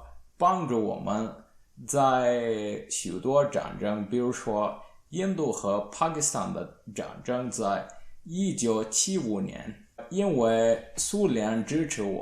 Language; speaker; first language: Chinese; non-native, learner; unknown